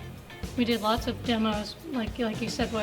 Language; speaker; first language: English; native; English